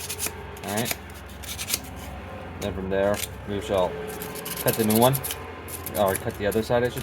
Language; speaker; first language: English; native; English